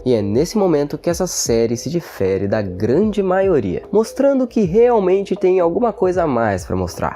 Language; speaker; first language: Portuguese; native; Portuguese